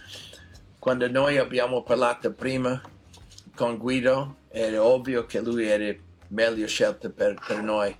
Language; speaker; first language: Italian; non-native, fluent; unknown